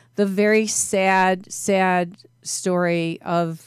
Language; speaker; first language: English; native; English